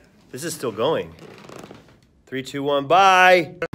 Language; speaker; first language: English; early bilingual, other home language; Spanish